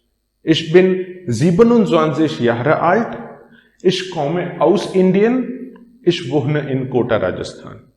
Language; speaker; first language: German; non-native, fluent; Hindi